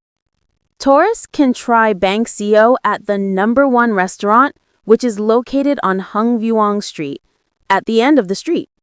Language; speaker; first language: English; non-native, learner; Vietnamese